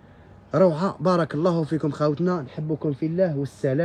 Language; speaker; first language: Arabic; native; Arabic